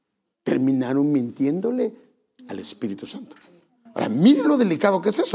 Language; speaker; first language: Spanish; native; Spanish